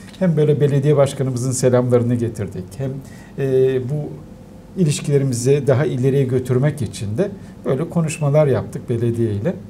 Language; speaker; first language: Turkish; native; Turkish